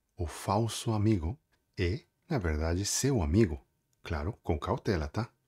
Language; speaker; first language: Portuguese; non-native, fluent; Spanish